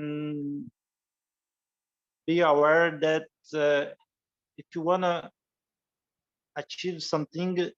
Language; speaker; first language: English; non-native, learner; Portuguese